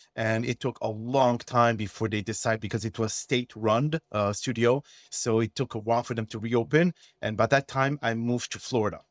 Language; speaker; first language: English; non-native, fluent; French